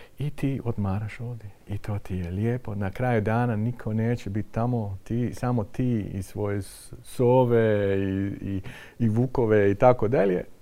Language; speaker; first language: Croatian; non-native, fluent; Dutch